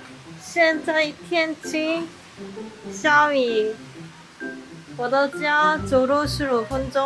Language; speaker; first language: Chinese; non-native, learner; Korean